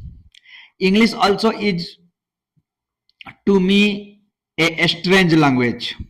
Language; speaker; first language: English; non-native, local second language; Hindi